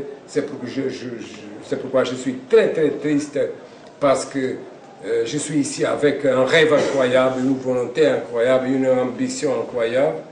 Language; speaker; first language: French; non-native, fluent; Portuguese